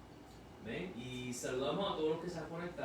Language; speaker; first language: Spanish; native; Spanish